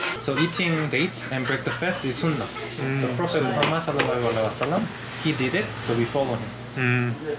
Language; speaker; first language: English; non-native, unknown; Korean